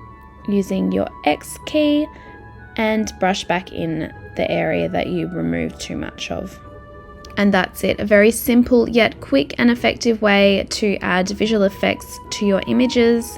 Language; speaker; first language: English; native; English